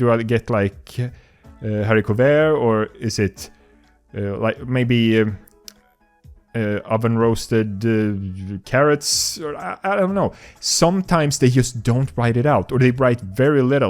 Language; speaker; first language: English; non-native, fluent; Swedish